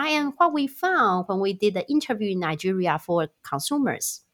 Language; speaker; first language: English; non-native, fluent; Chinese